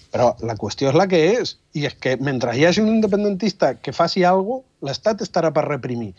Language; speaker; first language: Catalan; non-native, fluent; Spanish